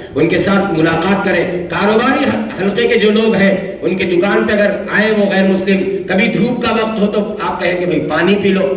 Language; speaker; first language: Urdu; native; Urdu